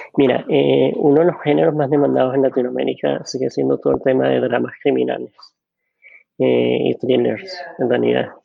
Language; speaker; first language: Spanish; native; Spanish